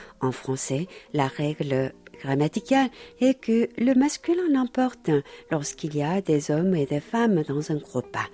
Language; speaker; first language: French; non-native, fluent; Korean